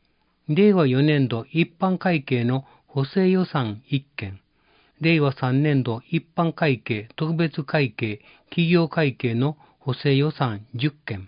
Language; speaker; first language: Japanese; native; Japanese